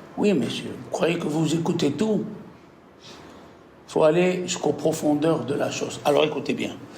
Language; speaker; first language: French; native; French